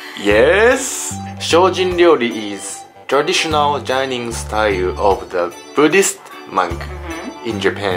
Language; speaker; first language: English; non-native, learner; Japanese